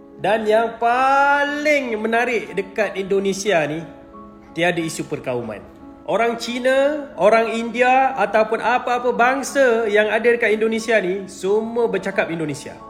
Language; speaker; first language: Malay; native; Malay